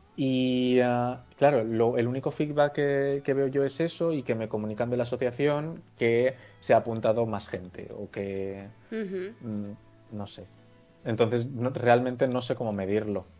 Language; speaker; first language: Spanish; native; Spanish